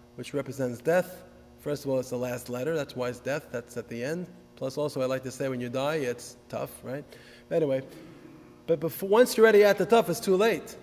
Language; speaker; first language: English; native; English